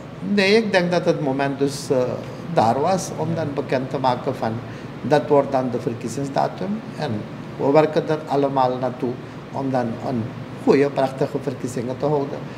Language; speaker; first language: Dutch; native; Dutch